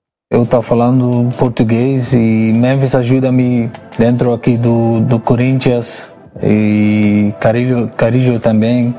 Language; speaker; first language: Portuguese; non-native, learner; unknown